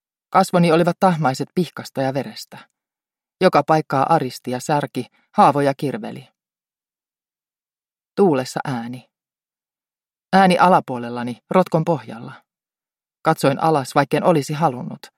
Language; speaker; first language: Finnish; native; Finnish